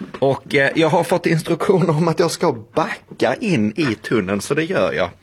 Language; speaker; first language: Swedish; native; Swedish